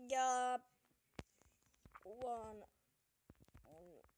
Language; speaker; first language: Finnish; native; Finnish